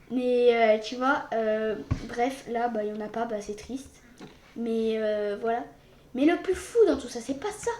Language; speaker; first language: French; native; French